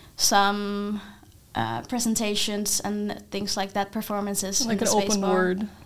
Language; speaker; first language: English; non-native, fluent; Finnish